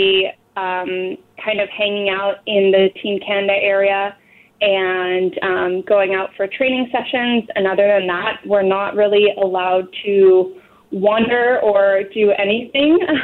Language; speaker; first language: English; native; English